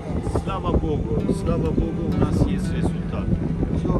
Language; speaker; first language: Russian; non-native, learner; Persian